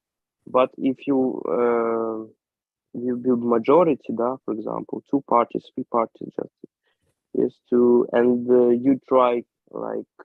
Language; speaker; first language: English; non-native, learner; Ukrainian